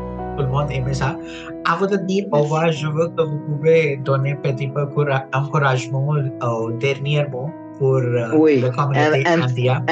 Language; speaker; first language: French; non-native, fluent; Punjabi